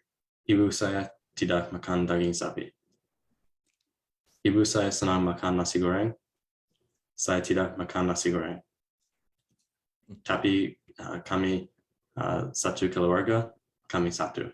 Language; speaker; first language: Indonesian; non-native, learner; English